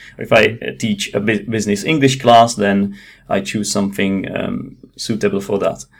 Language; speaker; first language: English; non-native, fluent; Czech